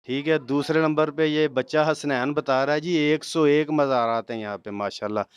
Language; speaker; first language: Urdu; non-native, local second language; Punjabi